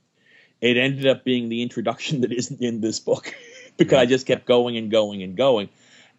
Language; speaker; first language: English; native; English